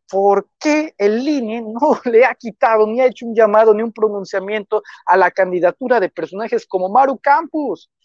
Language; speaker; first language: Spanish; native; Spanish